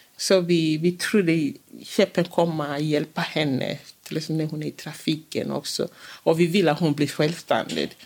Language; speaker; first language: Swedish; non-native, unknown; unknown